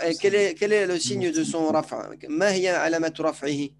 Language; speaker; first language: French; native; French